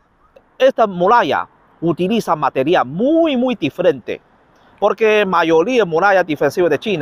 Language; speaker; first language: Spanish; non-native, learner; Chinese